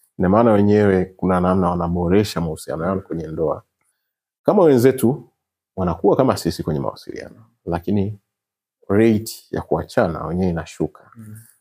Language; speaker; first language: Swahili; native; Swahili